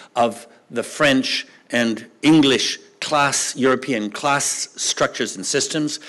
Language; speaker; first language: English; native; English